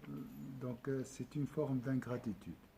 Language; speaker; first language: French; non-native, local second language; Arabic